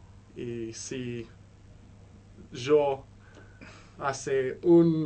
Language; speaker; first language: Spanish; non-native, learner; English